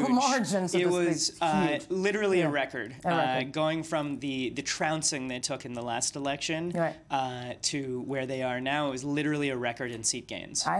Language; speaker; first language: English; native; English